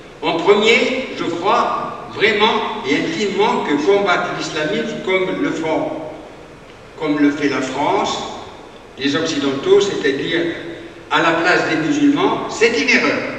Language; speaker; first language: French; native; French